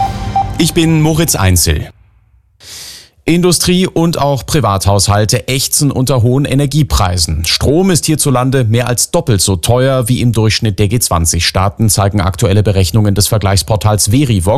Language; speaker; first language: German; native; German